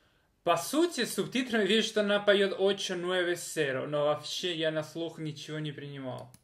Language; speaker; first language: Russian; non-native, fluent; Spanish